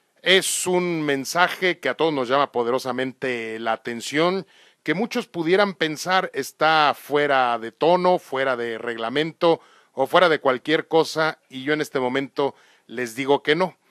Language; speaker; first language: Spanish; native; Spanish